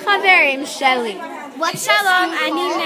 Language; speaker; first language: Hebrew; non-native, learner; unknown